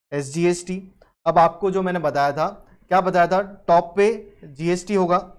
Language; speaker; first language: Hindi; native; Hindi